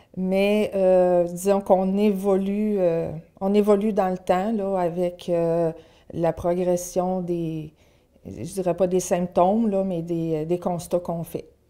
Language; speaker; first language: French; native; French